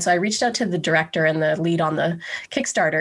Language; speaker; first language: English; native; English